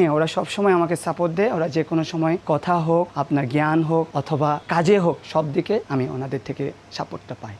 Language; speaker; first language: Bangla; non-native, local second language; Marma